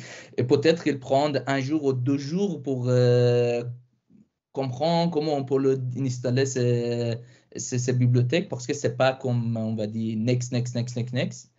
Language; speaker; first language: French; non-native, fluent; Persian